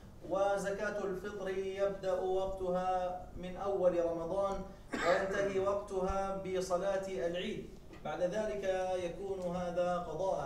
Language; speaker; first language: Arabic; native; Arabic